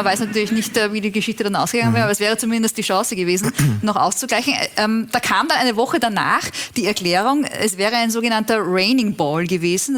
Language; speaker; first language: German; native; German